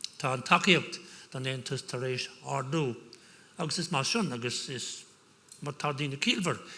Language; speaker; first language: Irish; non-native, local second language; English